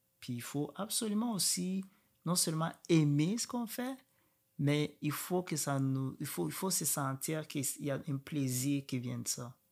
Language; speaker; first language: French; non-native, local second language; Rundi